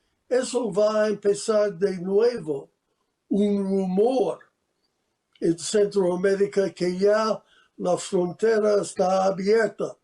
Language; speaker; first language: Spanish; non-native, fluent; English